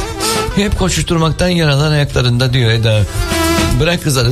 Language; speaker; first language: Turkish; native; Turkish